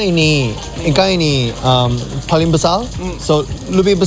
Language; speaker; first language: Indonesian; non-native, learner; Japanese